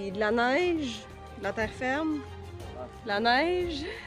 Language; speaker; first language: French; native; French